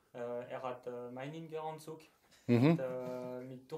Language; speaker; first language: German; non-native, learner; French